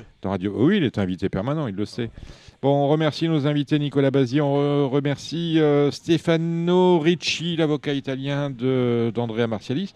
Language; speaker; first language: French; native; French